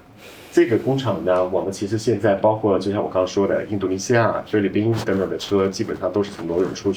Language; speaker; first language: Chinese; native; Chinese